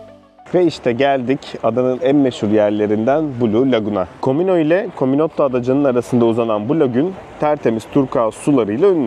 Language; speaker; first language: Turkish; native; Turkish